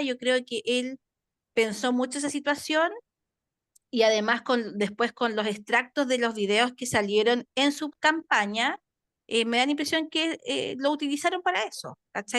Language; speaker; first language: Spanish; native; Spanish